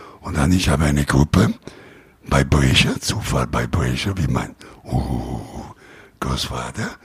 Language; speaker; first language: German; non-native, fluent; Italian